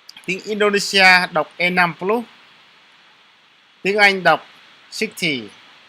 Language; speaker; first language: Vietnamese; non-native, local second language; Jarai